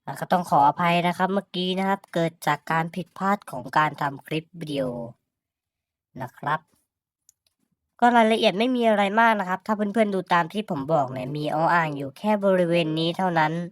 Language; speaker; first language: Thai; native; Thai